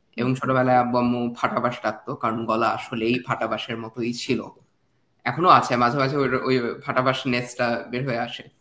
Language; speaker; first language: Bangla; native; Bangla